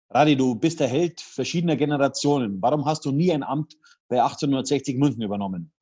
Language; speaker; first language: German; native; German